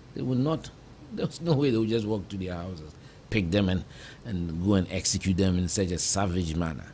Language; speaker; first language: English; non-native, local second language; Akan